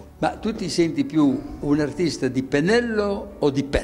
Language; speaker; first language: Italian; native; Italian